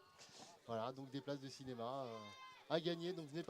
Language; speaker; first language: French; native; French